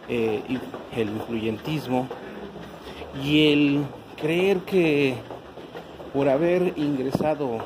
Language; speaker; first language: Spanish; native; Spanish